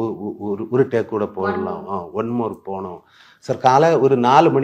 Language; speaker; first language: Tamil; non-native, learner; Malayalam